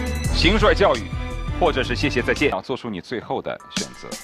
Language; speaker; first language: Chinese; native; Chinese